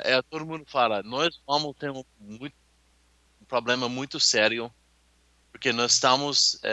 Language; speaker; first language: Portuguese; non-native, learner; English